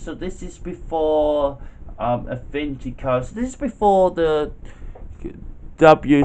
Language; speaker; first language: English; native; English